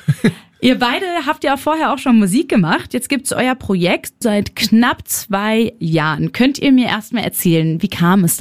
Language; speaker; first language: German; native; German